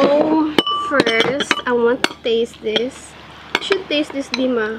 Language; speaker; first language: English; non-native, learner; Cebuano